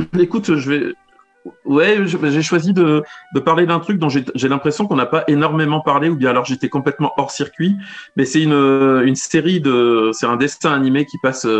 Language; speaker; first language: French; native; French